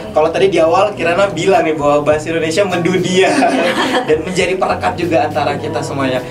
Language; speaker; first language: Indonesian; native; Indonesian